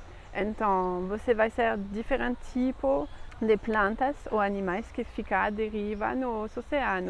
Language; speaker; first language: Portuguese; non-native, fluent; French